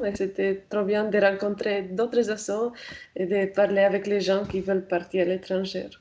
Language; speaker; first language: French; non-native, fluent; Romanian